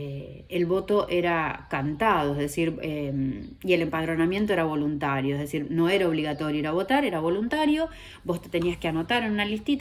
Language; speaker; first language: Spanish; native; Spanish